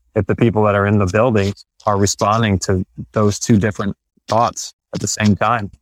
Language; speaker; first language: English; non-native, fluent; Spanish